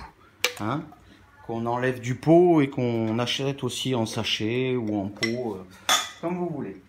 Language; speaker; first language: French; native; French